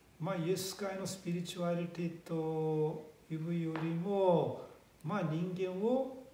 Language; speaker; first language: Japanese; non-native, fluent; Malayalam